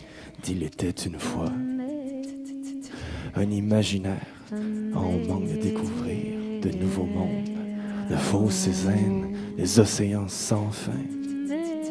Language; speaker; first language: French; native; French